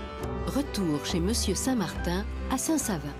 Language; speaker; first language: French; native; French